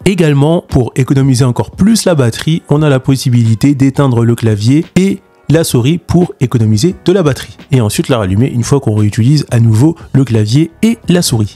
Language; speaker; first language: French; native; French